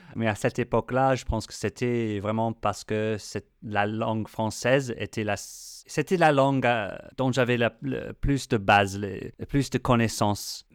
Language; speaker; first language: French; non-native, fluent; English